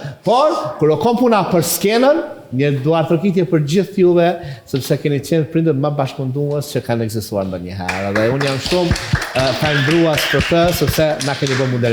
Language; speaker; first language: Albanian; native; Albanian